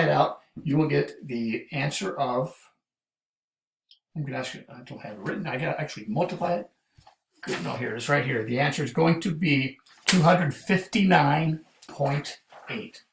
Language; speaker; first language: English; native; English